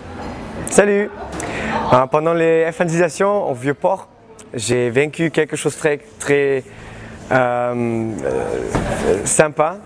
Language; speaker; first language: French; non-native, learner; German